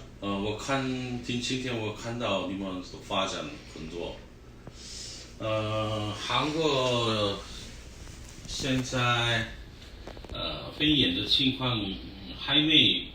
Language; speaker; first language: Chinese; non-native, learner; Korean